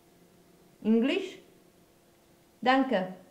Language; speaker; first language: German; non-native, learner; Slovak